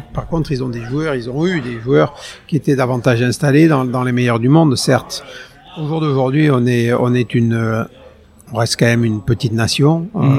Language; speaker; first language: French; native; French